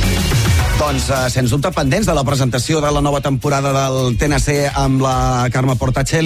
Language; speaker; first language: Catalan; native; Catalan